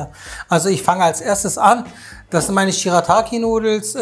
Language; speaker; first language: German; native; German